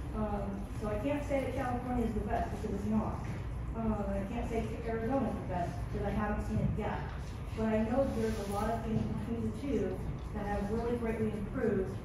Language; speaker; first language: English; native; English